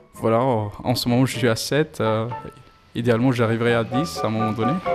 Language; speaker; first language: French; non-native, fluent; Tamil